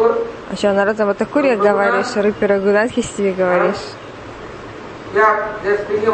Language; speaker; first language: Russian; native; Russian